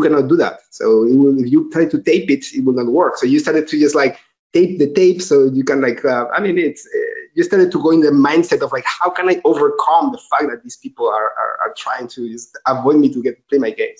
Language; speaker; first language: English; non-native, fluent; Spanish